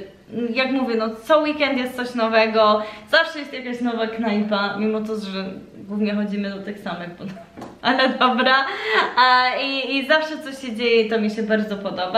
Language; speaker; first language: Polish; early bilingual, heritage; Polish